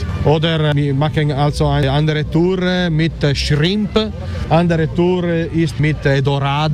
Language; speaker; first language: German; non-native, learner; Italian